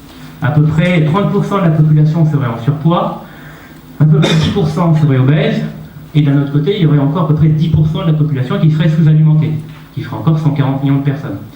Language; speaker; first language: French; native; French